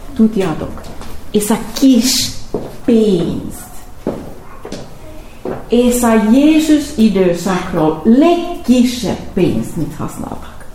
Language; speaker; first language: Hungarian; non-native, learner; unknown